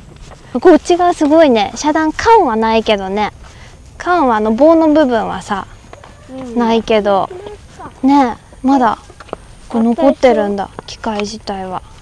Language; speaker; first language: Japanese; native; Japanese